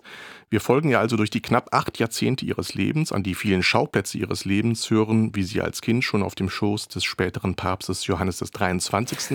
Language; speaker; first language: German; native; German